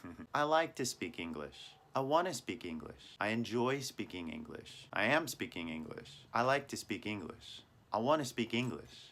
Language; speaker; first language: English; non-native, fluent; Japanese